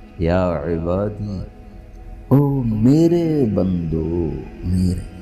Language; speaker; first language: Urdu; non-native, local second language; Punjabi